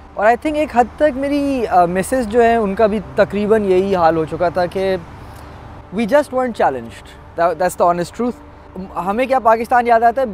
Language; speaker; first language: Urdu; native; Urdu